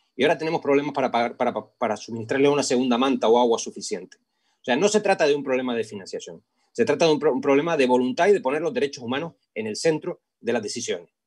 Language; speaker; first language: Spanish; native; Spanish